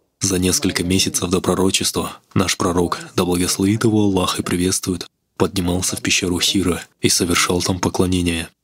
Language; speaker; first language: Russian; non-native, local second language; Kazakh